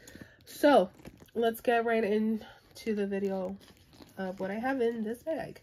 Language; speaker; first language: English; native; English